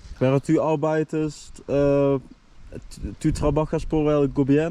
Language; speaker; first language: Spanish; non-native, learner; Dutch